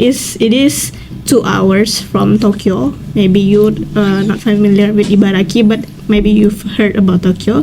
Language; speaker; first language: English; non-native, learner; Indonesian